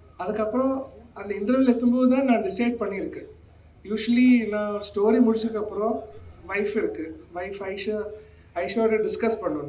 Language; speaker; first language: Tamil; non-native, learner; Malayalam